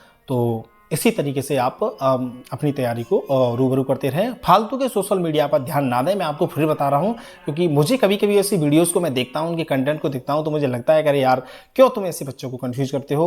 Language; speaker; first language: Hindi; native; Hindi